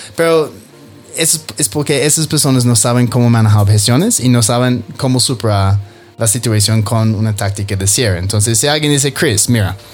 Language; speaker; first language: Spanish; non-native, fluent; English